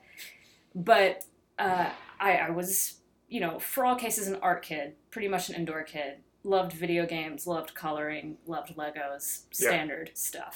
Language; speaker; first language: English; native; English